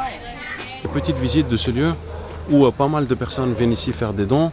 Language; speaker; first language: French; native; French